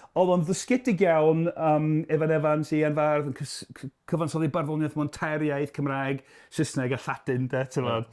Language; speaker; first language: Welsh; native; Welsh